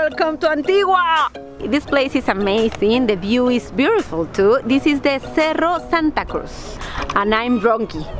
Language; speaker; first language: English; non-native, learner; Spanish